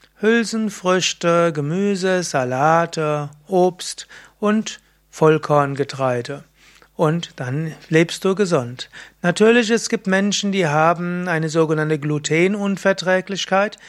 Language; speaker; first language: German; native; German